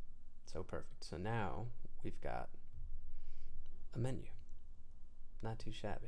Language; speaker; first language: English; native; English